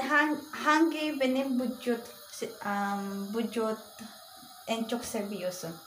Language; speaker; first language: Turkish; non-native, learner; Filipino